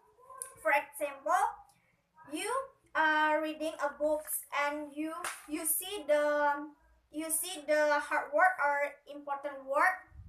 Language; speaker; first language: English; non-native, learner; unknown